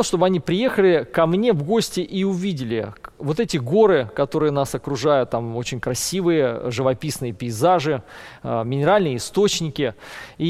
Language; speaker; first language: Russian; native; Russian